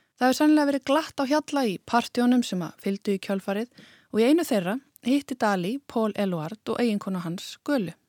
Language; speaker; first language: Icelandic; native; Icelandic